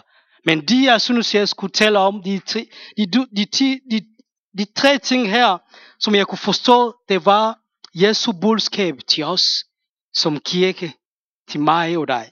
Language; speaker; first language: Danish; non-native, fluent; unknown